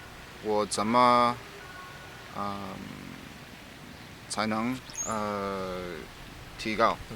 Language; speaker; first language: Chinese; non-native, learner; English